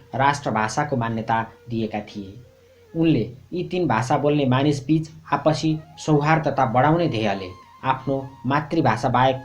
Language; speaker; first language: Nepali; native; Nepali